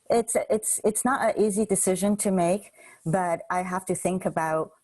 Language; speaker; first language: English; non-native, local second language; Cantonese